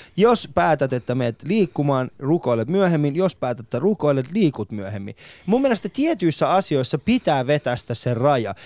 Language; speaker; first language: Finnish; early bilingual, other home language; Persian